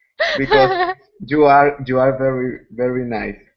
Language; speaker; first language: English; non-native, learner; Spanish